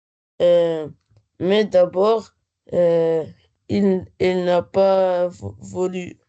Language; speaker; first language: French; non-native, learner; Arabic